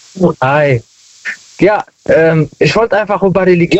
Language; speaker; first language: German; early bilingual, other home language; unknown